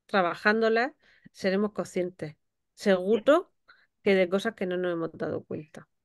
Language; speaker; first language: Spanish; native; Spanish